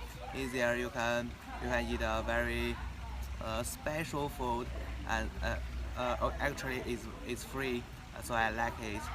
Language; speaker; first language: English; non-native, learner; Chinese